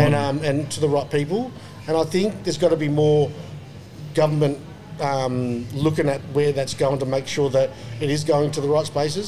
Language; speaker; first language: English; native; English